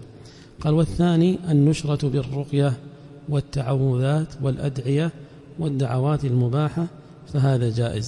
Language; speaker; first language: Arabic; native; Arabic